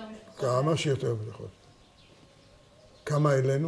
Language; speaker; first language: Hebrew; native; Hebrew